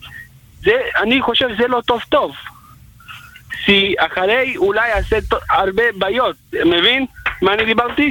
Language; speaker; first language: Hebrew; non-native, learner; Spanish